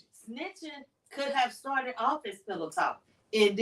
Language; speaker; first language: English; native; English